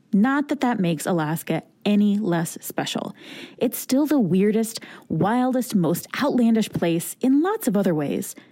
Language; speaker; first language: English; native; English